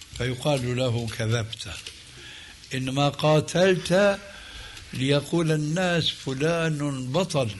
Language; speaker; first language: Arabic; native; Arabic